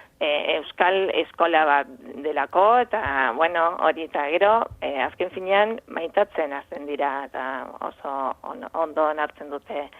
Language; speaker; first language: Basque; non-native, fluent; Spanish